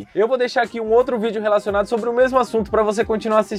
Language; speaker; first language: Portuguese; native; Portuguese